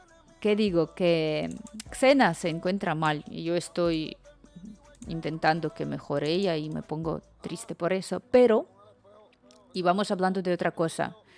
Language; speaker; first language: Spanish; non-native, fluent; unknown